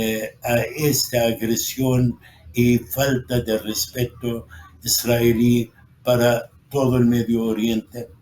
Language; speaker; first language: Spanish; non-native, fluent; Arabic